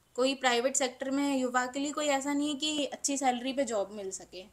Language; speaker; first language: Hindi; native; Hindi